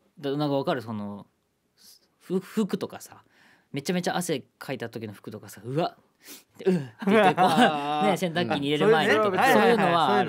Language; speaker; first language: Japanese; native; Japanese